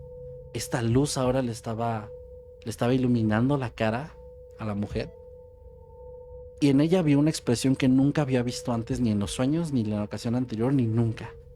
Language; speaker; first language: Spanish; native; Spanish